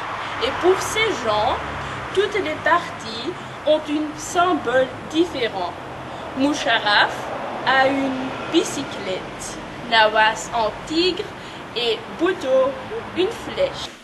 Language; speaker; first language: French; non-native, learner; Dutch